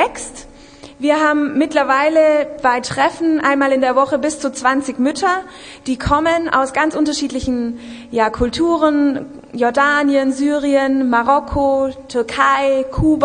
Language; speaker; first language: German; native; German